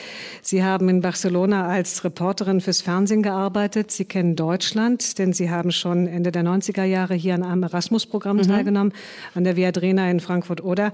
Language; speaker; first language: German; native; German